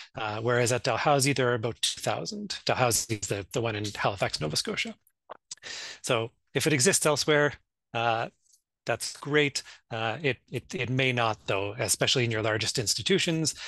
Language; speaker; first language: English; native; English